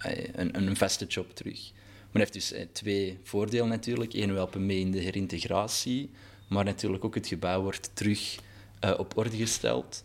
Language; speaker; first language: Dutch; native; Dutch